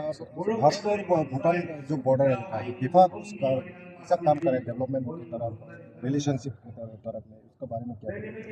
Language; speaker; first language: Hindi; non-native, local second language; Bodo